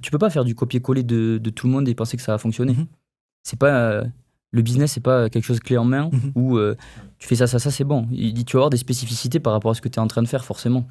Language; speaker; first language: French; native; French